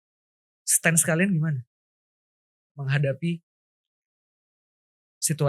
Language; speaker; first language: Indonesian; native; Indonesian